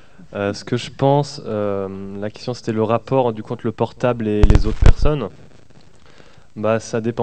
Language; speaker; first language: French; native; French